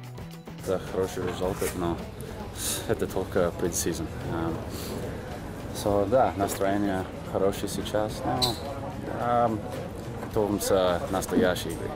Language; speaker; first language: Russian; non-native, fluent; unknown